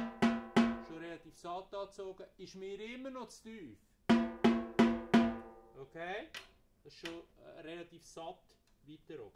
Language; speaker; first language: German; native; German